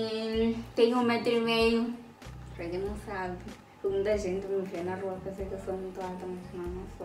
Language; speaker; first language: Portuguese; early bilingual, heritage; Portuguese